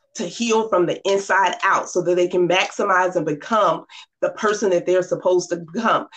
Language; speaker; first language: English; native; English